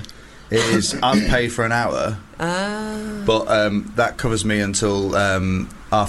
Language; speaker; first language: English; native; English